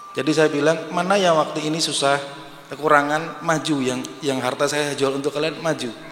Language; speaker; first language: Indonesian; native; Indonesian